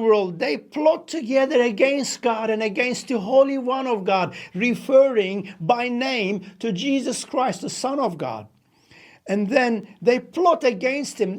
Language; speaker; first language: English; non-native, fluent; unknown